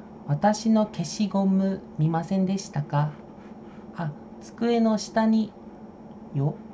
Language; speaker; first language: Japanese; non-native, fluent; Indonesian